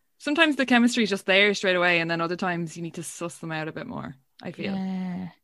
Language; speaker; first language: English; native; English